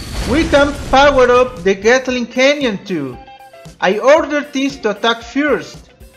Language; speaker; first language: English; non-native, learner; Spanish